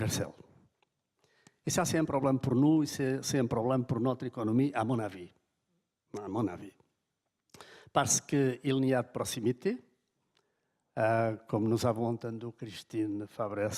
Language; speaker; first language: French; non-native, fluent; Portuguese